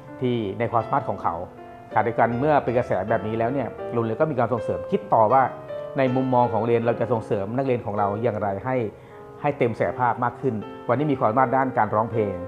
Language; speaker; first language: Thai; native; Thai